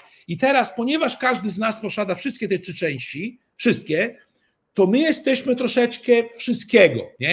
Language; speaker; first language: Polish; early bilingual, heritage; Italian